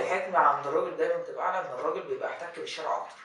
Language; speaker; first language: Arabic; native; Arabic